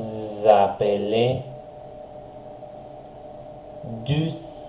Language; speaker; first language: French; non-native, learner; Spanish